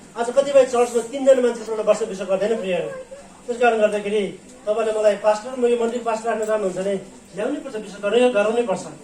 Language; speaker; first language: Nepali; non-native, local second language; Eastern Tamang